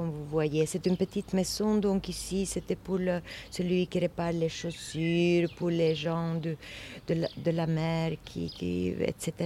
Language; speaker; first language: French; non-native, fluent; Swedish